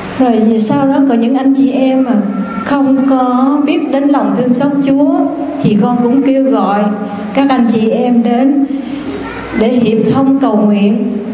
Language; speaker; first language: Vietnamese; native; Vietnamese